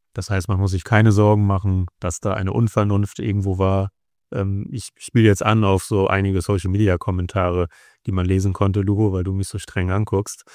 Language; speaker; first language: German; native; German